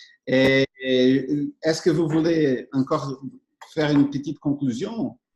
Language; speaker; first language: French; non-native, fluent; Portuguese